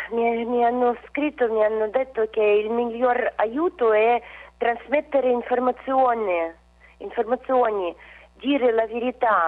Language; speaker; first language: Italian; non-native, fluent; Russian